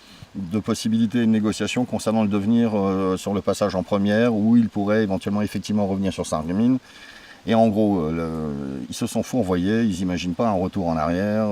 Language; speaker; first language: French; native; French